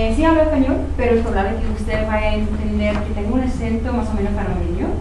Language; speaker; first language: Spanish; non-native, fluent; English